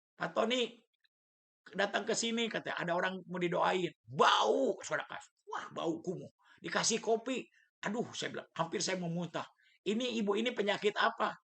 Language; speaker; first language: Indonesian; native; Indonesian